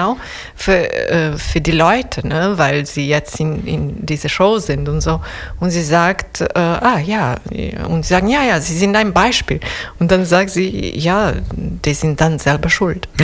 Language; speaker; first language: German; non-native, fluent; Serbian